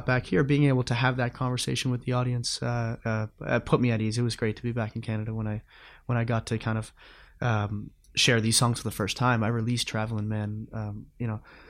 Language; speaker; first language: English; native; English